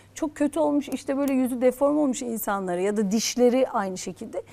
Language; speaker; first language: Turkish; native; Turkish